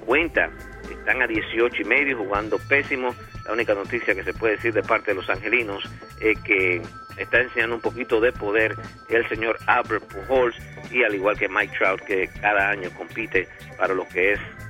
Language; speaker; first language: Spanish; native; Spanish